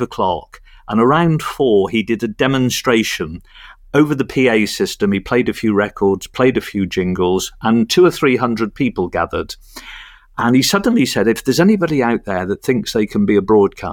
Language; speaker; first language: English; native; English